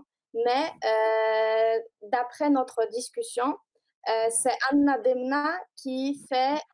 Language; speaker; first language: French; non-native, learner; Polish